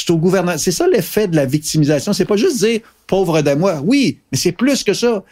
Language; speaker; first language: French; native; French